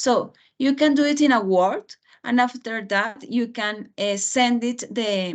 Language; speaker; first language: English; non-native, fluent; Spanish